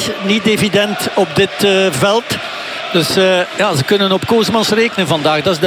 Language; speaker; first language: Dutch; native; Dutch